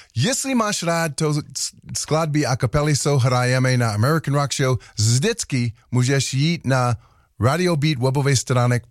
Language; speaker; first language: Czech; non-native, learner; English